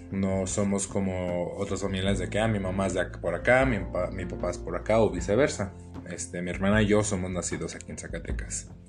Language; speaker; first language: Spanish; early bilingual, heritage; Spanish